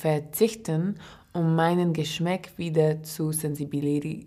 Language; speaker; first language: German; non-native, learner; English